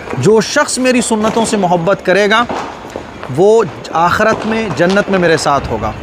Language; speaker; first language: Urdu; native; Urdu